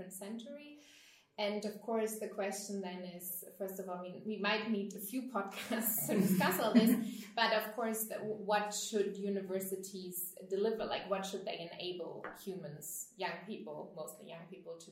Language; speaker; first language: English; non-native, fluent; German